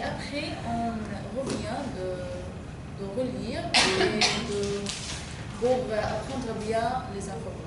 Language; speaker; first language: French; non-native, fluent; Arabic